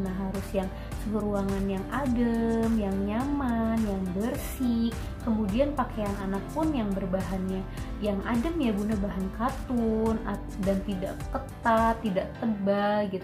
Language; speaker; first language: Indonesian; native; Indonesian